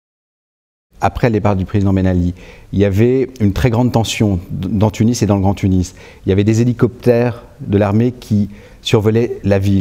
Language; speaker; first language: French; native; French